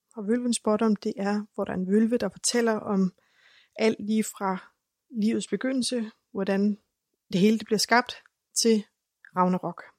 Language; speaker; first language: Danish; native; Danish